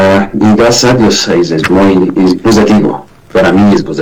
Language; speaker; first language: Spanish; non-native, learner; Arabic